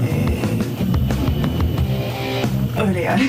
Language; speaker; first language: Turkish; early bilingual, heritage; Turkish